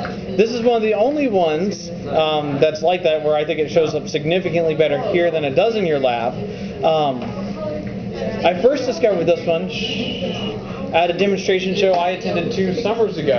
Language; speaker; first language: English; native; English